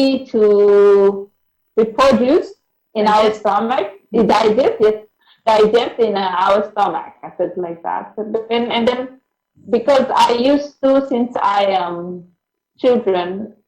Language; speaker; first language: English; non-native, learner; Indonesian